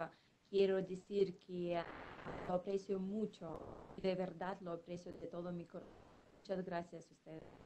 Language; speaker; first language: Spanish; non-native, fluent; Russian